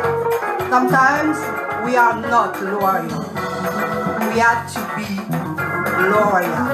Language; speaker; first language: English; non-native, learner; French